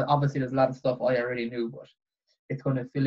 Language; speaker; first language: English; native; English